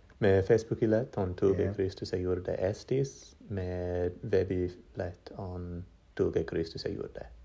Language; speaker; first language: Estonian; non-native, learner; English